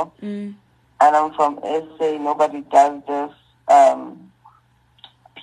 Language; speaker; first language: English; non-native, local second language; Zulu